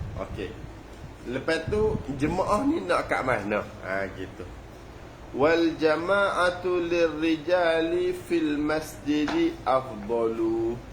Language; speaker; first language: Malay; native; Malay